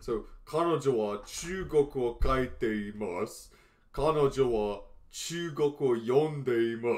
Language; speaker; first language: Japanese; non-native, learner; English